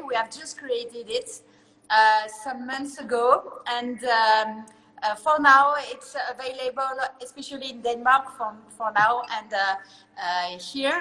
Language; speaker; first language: English; non-native, learner; French